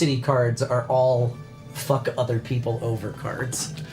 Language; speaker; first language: English; native; English